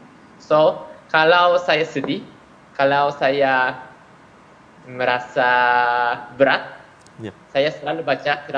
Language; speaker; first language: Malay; non-native, fluent; Japanese